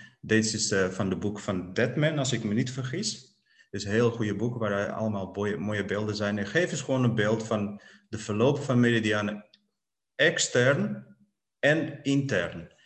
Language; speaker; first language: Dutch; non-native, fluent; Portuguese